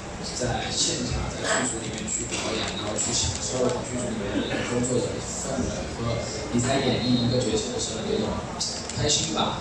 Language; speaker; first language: Chinese; native; Chinese